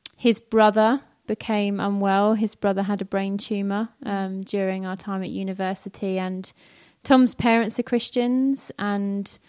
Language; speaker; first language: English; native; English